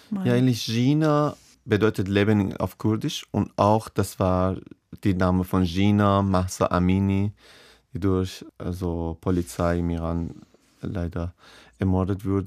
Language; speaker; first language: German; non-native, fluent; Persian